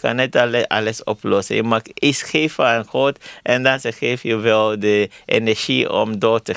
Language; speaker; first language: Dutch; non-native, learner; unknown